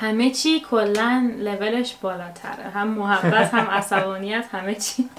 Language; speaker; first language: Persian; native; Persian